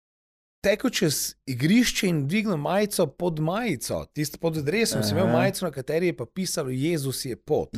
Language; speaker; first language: Slovenian; native; Slovenian